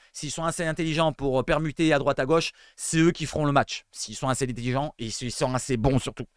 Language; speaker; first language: French; native; French